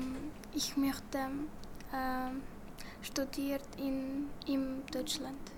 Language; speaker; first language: German; non-native, learner; Russian